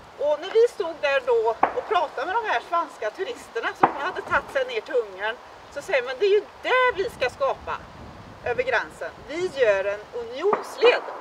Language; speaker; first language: Swedish; native; Swedish